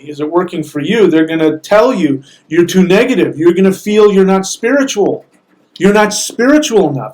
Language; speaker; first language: English; native; English